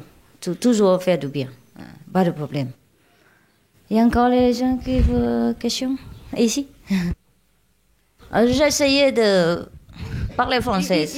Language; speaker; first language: French; non-native, learner; Chinese